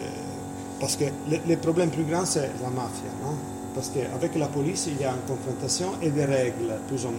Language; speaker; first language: French; non-native, fluent; Italian